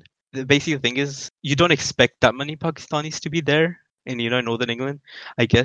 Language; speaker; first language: English; non-native, local second language; Urdu